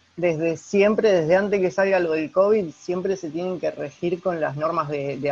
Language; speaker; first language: Spanish; native; Spanish